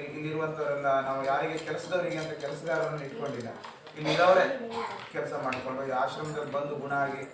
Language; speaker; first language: Kannada; native; Kannada